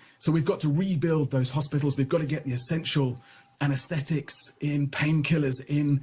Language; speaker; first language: English; native; English